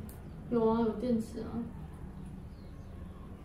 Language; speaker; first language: Chinese; native; Chinese